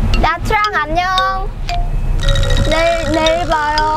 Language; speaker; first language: Korean; non-native, learner; Vietnamese